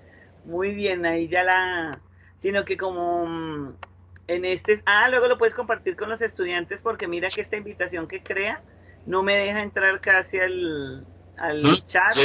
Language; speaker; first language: Spanish; native; Spanish